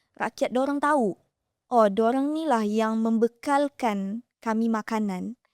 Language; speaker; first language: Malay; native; Malay